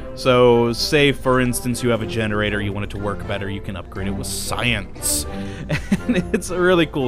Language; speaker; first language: English; native; English